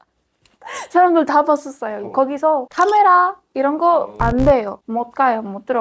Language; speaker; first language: Korean; non-native, fluent; Spanish